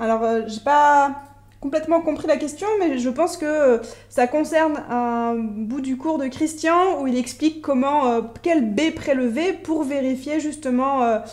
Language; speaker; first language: French; native; French